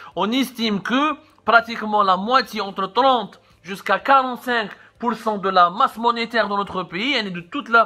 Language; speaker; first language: French; non-native, local second language; Arabic